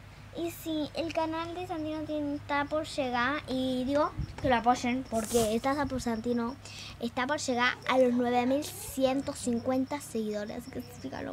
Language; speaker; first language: Spanish; native; Spanish